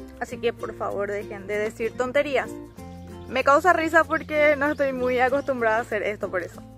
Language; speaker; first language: Spanish; native; Spanish